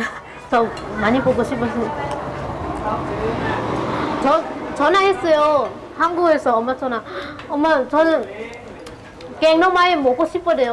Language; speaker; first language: Korean; non-native, local second language; Lao